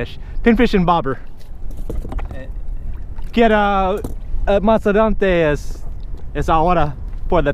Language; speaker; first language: Spanish; non-native, learner; English